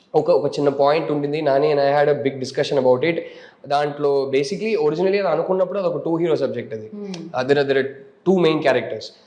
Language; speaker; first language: Telugu; non-native, local second language; Tamil